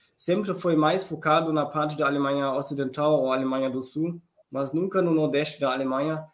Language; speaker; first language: Portuguese; non-native, fluent; German